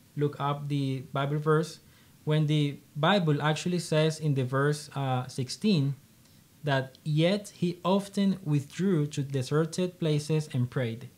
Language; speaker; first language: English; non-native, fluent; Spanish